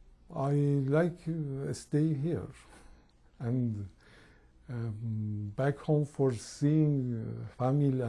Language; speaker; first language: English; non-native, learner; Persian